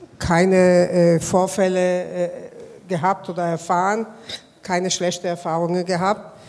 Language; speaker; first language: German; non-native, fluent; Hebrew